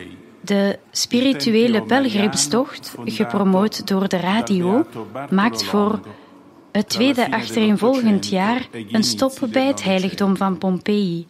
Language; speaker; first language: Dutch; native; Dutch